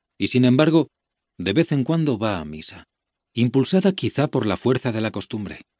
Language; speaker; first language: Spanish; native; Spanish